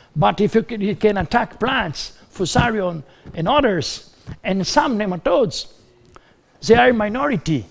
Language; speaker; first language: English; non-native, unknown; Portuguese